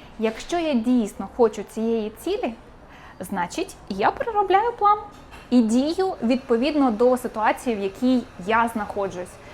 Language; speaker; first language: Ukrainian; native; Ukrainian